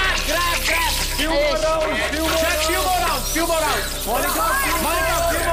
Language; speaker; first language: English; non-native, local second language; Hindi